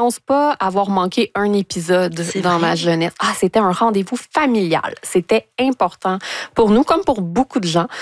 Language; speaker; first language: French; native; French